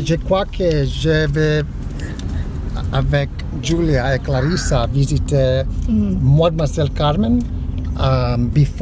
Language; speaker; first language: French; non-native, learner; English